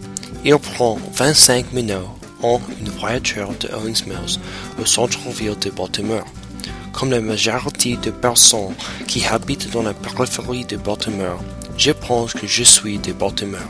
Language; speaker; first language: French; non-native, learner; English